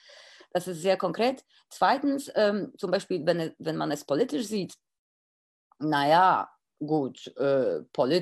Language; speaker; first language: German; non-native, fluent; Polish